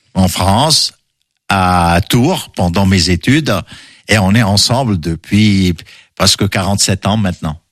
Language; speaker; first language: French; non-native, local second language; Arabic